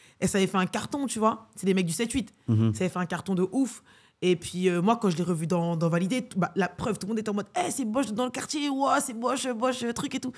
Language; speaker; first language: French; native; French